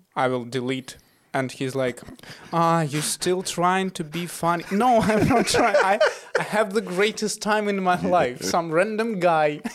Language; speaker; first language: English; non-native, fluent; Russian